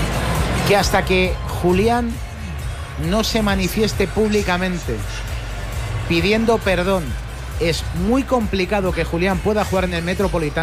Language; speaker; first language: Spanish; native; Spanish